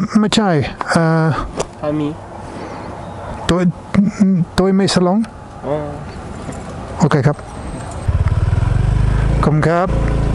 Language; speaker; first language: Thai; non-native, learner; English